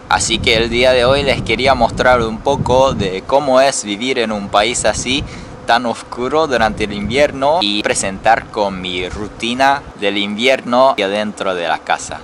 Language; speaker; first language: Spanish; non-native, learner; Japanese